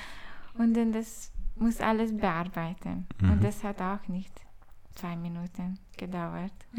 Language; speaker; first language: German; non-native, learner; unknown